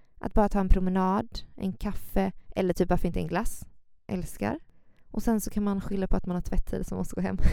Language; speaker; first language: Swedish; native; Swedish